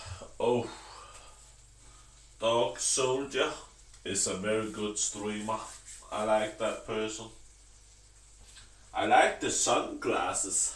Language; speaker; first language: English; non-native, learner; Danish